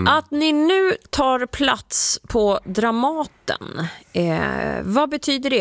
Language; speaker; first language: Swedish; native; Swedish